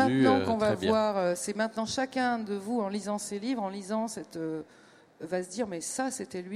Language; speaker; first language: French; native; French